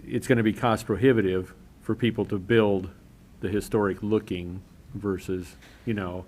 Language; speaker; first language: English; native; English